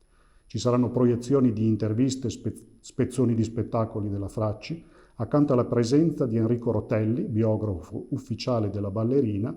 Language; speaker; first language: Italian; native; Italian